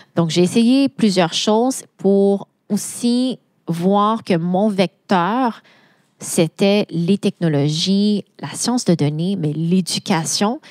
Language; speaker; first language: French; native; French